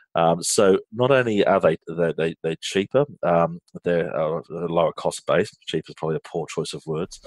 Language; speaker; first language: English; native; English